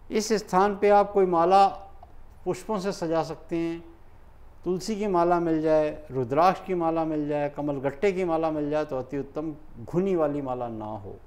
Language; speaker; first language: Hindi; native; Hindi